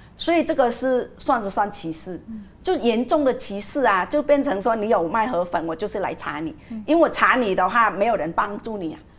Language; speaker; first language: Chinese; non-native, fluent; Vietnamese